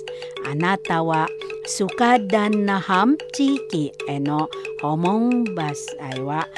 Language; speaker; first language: Japanese; non-native, learner; Indonesian